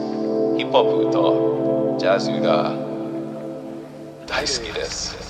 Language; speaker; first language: Japanese; non-native, learner; English